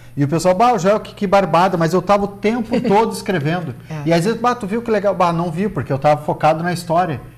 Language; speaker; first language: Portuguese; native; Portuguese